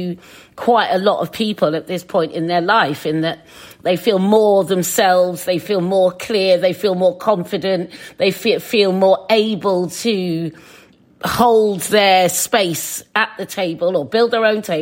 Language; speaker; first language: English; native; English